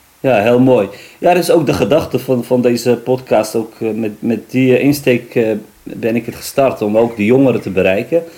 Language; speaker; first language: Dutch; early bilingual, other home language; Riffian